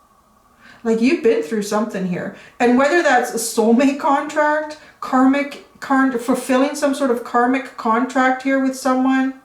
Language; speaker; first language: English; native; English